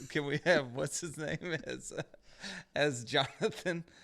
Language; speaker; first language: English; native; English